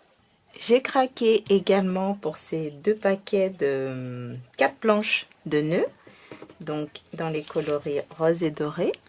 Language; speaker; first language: French; native; French